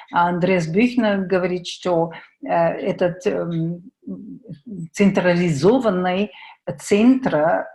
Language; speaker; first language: Russian; non-native, fluent; German